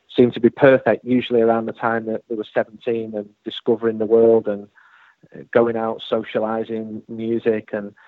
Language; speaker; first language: English; native; English